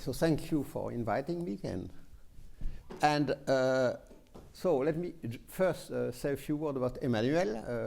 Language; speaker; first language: English; non-native, fluent; French